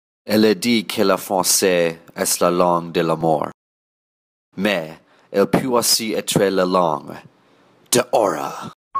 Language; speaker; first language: French; non-native, learner; English